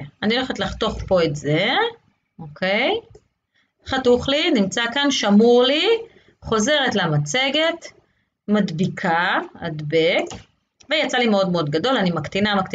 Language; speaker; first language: Hebrew; native; Hebrew